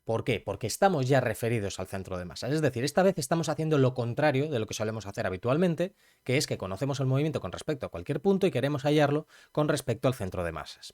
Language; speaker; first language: Spanish; native; Spanish